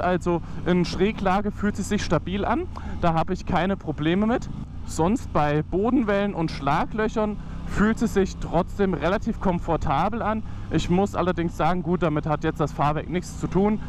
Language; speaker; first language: German; native; German